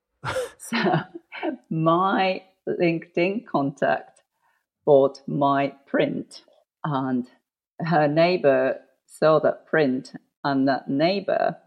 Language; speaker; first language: English; non-native, fluent; Japanese